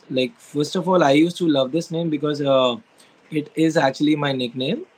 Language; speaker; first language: English; non-native, local second language; Hindi